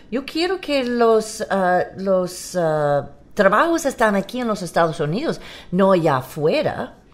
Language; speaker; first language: Spanish; non-native, learner; English